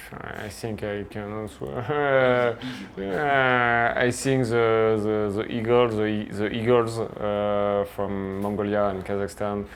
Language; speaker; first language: English; non-native, fluent; French